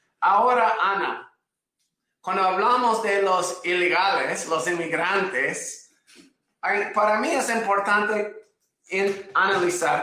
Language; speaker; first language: Spanish; non-native, fluent; English